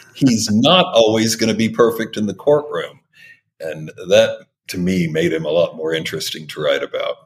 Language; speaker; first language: English; native; English